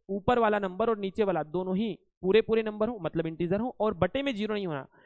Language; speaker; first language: Hindi; native; Hindi